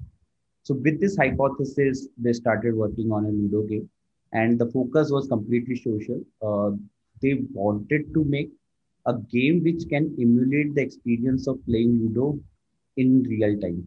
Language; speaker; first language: English; non-native, local second language; Hindi